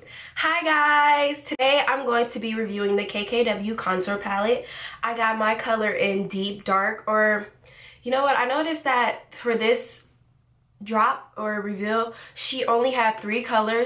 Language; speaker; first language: English; native; English